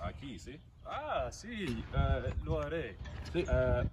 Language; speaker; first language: Spanish; non-native, learner; English